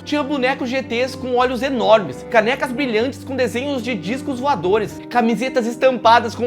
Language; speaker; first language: Portuguese; native; Portuguese